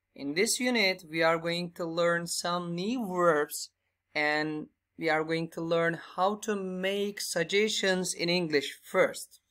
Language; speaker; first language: English; non-native, fluent; Turkish